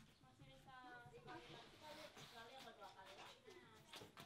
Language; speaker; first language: Indonesian; non-native, fluent; English